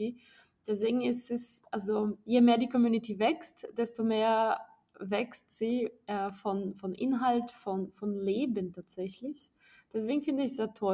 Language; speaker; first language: German; non-native, fluent; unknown